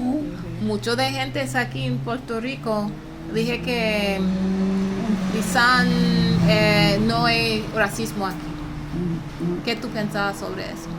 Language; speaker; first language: Spanish; early bilingual, heritage; English